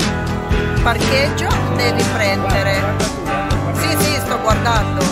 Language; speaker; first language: Italian; non-native, learner; Filipino